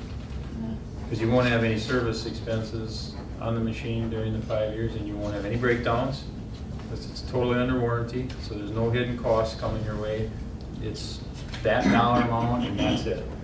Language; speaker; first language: English; native; English